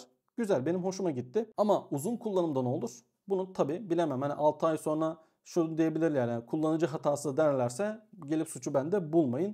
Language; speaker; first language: Turkish; native; Turkish